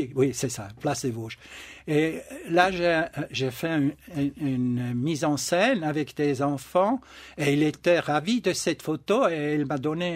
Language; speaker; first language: French; non-native, local second language; German